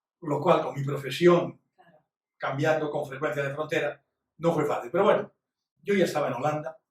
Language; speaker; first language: Spanish; native; Spanish